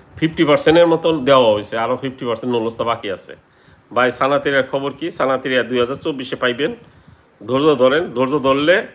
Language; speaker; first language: Bangla; native; Bangla